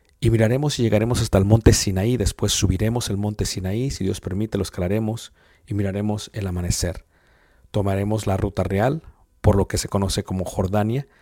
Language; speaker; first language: Spanish; native; Spanish